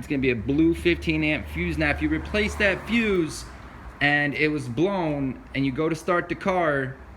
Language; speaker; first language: English; native; English